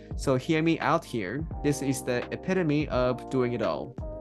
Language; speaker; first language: English; non-native, fluent; Japanese